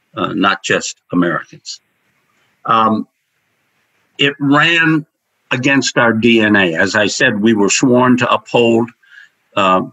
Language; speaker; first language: English; native; English